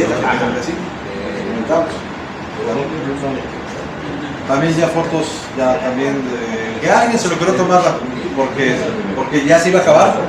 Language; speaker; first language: Spanish; native; Spanish